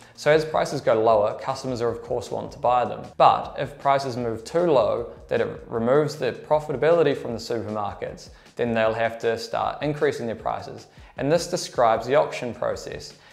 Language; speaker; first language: English; native; English